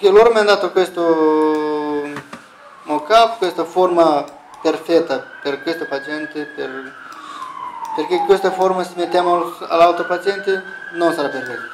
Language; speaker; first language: Italian; non-native, learner; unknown